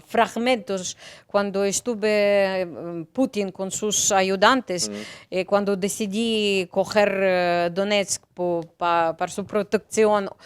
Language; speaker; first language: Spanish; non-native, learner; Ukrainian